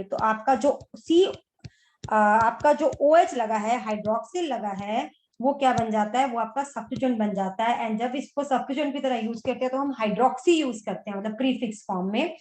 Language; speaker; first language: Hindi; native; Hindi